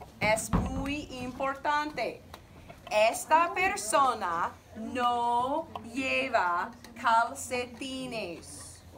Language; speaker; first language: Spanish; non-native, fluent; English